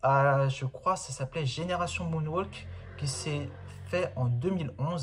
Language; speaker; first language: French; native; French